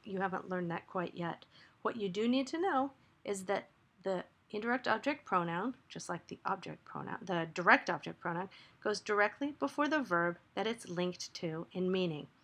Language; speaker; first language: English; native; English